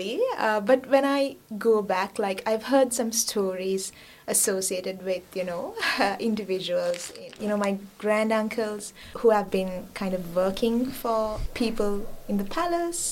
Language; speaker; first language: English; non-native, local second language; Sinhala